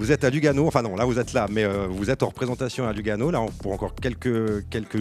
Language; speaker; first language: French; native; French